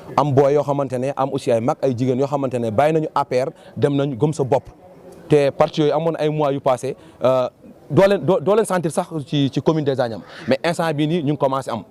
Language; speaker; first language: Wolof; non-native, local second language; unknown